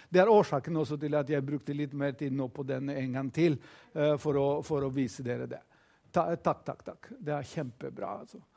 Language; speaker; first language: Norwegian; non-native, fluent; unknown